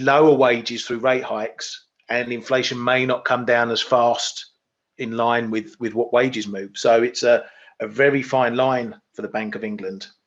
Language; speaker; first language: English; native; English